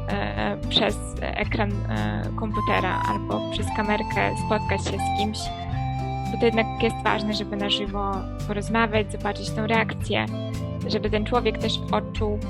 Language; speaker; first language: Polish; early bilingual, heritage; Polish